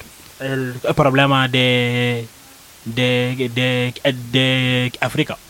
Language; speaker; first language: Spanish; non-native, learner; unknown